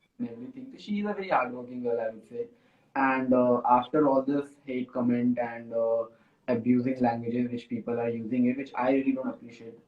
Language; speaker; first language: English; non-native, local second language; Hindi